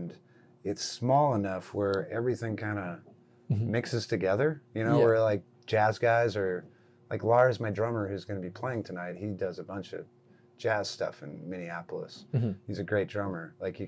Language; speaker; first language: English; native; English